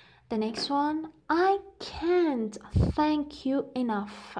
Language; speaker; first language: English; non-native, fluent; Persian